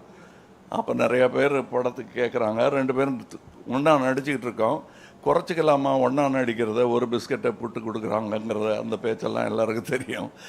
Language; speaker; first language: Tamil; native; Tamil